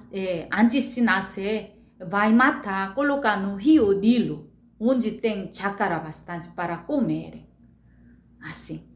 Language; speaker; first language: Portuguese; non-native, learner; Korean